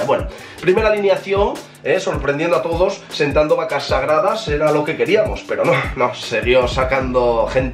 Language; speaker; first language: Spanish; native; Spanish